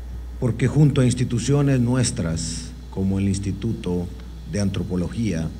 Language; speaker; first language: Spanish; native; Spanish